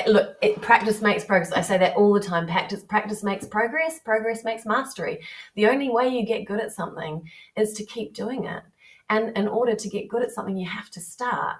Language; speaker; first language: English; native; English